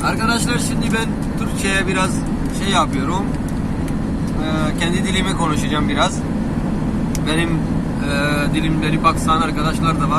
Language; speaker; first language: Turkish; non-native, learner; Urdu